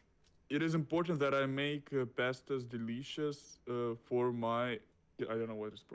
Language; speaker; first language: English; non-native, learner; Russian